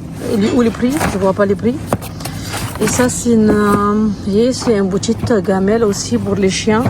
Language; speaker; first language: French; non-native, learner; Arabic